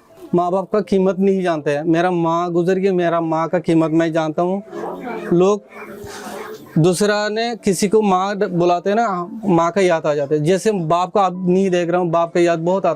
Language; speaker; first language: Hindi; non-native, learner; Rohingya